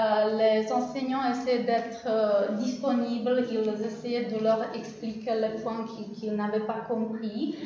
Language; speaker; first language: French; non-native, fluent; Czech